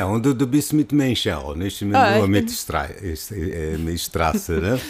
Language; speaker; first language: German; non-native, fluent; Portuguese